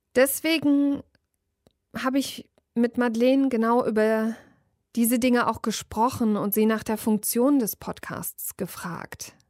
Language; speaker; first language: German; native; German